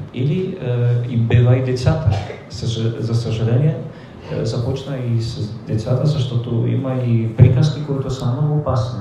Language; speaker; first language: Bulgarian; non-native, fluent; Polish